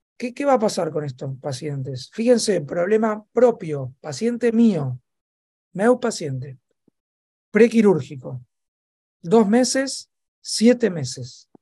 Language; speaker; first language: Spanish; native; Spanish